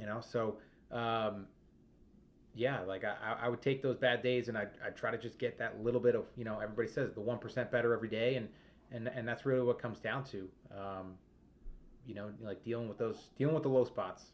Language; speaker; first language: English; native; English